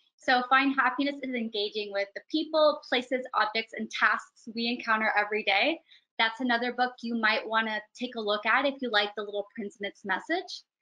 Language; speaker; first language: English; native; English